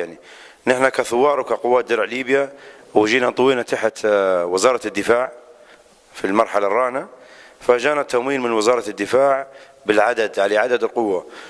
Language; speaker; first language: Arabic; native; Arabic